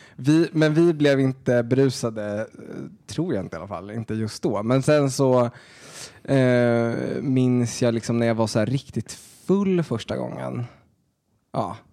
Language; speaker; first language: Swedish; native; Swedish